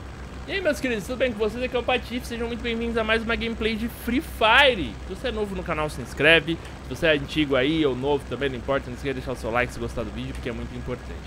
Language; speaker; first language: Portuguese; native; Portuguese